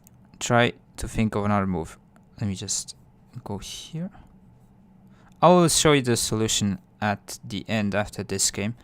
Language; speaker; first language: English; non-native, fluent; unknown